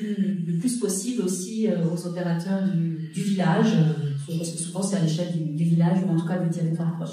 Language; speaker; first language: French; native; French